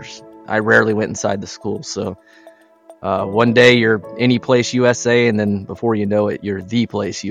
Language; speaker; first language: English; native; English